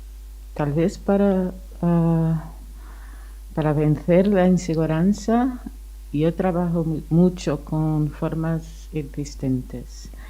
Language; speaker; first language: Spanish; non-native, fluent; Portuguese